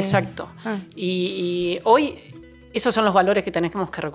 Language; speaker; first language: Spanish; native; Spanish